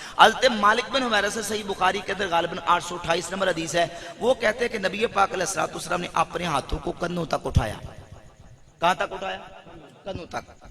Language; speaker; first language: Urdu; non-native, local second language; Punjabi